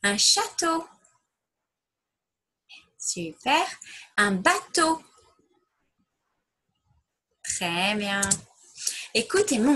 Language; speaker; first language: French; non-native, fluent; English